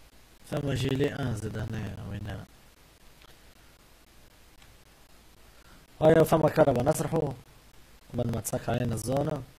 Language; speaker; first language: Arabic; native; Arabic